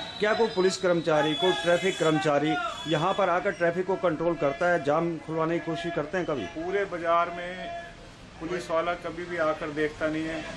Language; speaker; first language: Hindi; native; Hindi